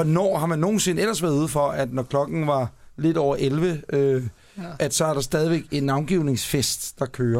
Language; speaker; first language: Danish; native; Danish